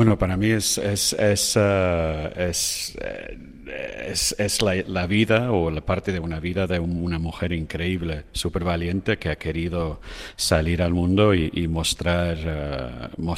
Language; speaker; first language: Spanish; non-native, fluent; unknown